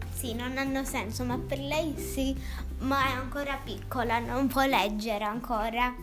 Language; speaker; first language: Italian; early bilingual, heritage; Italian